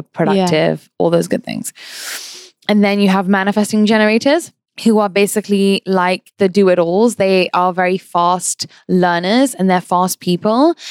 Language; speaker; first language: English; native; English